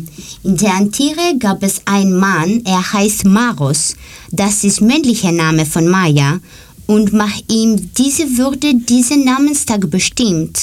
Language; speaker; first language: German; non-native, learner; Greek